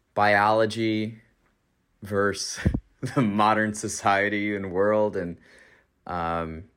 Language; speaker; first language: English; native; English